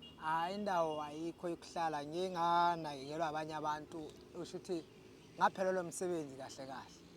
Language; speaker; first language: Zulu; non-native, local second language; Southern Sotho